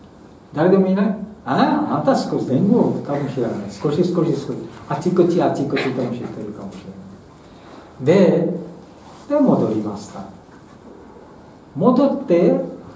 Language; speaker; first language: Japanese; non-native, fluent; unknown